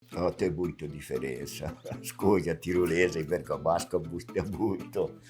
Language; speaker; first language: Portuguese; non-native, local second language; Italian